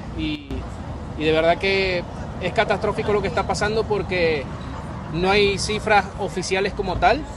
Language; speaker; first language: Spanish; native; Spanish